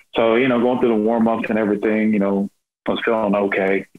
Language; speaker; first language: English; native; English